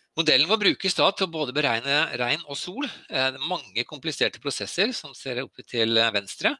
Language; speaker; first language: Norwegian; native; Norwegian